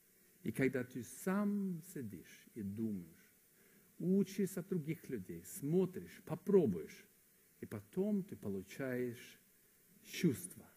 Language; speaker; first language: Russian; non-native, fluent; Swedish